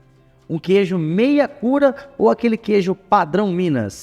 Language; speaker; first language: Portuguese; native; Portuguese